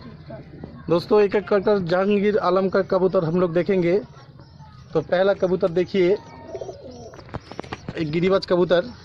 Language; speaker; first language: Hindi; non-native, local second language; Bangla